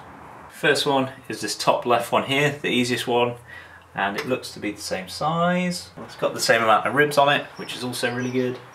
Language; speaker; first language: English; native; English